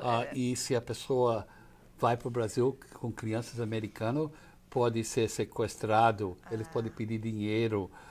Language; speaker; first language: Portuguese; non-native, fluent; English